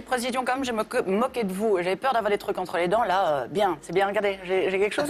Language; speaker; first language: French; native; French